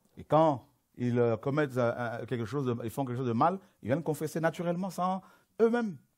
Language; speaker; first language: French; non-native, local second language; Lingala